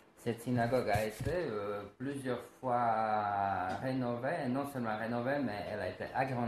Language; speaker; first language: French; non-native, fluent; Slovak